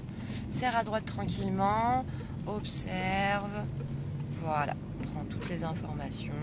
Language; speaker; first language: French; native; French